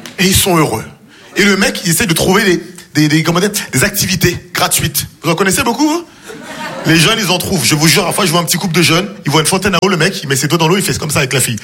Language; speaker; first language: French; native; French